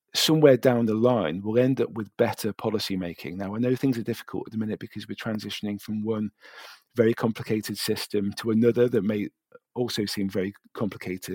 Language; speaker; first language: English; native; English